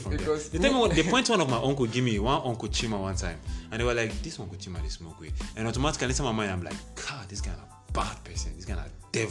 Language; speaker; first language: English; non-native, local second language; Igbo